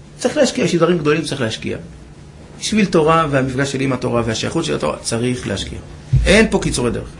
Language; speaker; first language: Hebrew; native; Hebrew